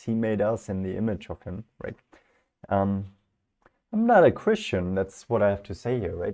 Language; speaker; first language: English; non-native, fluent; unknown